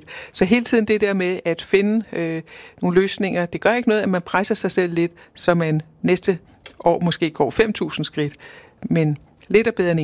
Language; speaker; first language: Danish; native; Danish